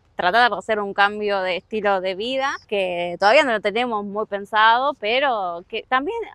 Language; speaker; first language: Spanish; native; Spanish